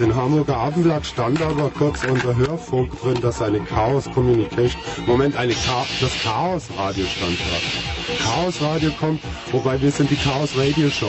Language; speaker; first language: German; native; German